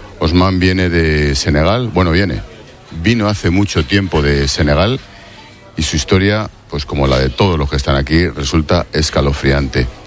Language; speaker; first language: Spanish; native; Spanish